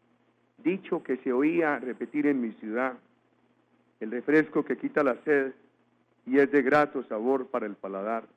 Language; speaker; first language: Spanish; native; Spanish